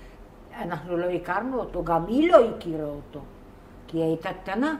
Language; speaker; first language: Hebrew; non-native, fluent; Bulgarian